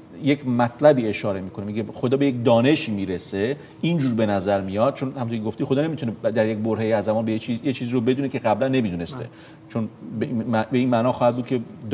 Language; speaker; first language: Persian; native; Persian